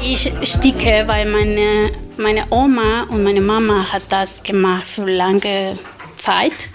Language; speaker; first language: German; non-native, learner; Spanish